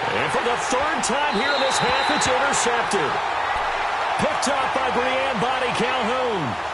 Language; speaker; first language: English; native; English